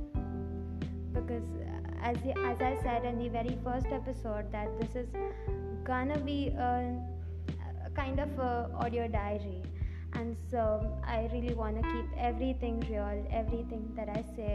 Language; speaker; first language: English; non-native, local second language; Hindi